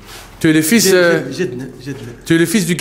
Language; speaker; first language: French; early bilingual, other home language; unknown